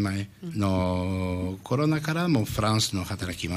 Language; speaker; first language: Japanese; non-native, learner; French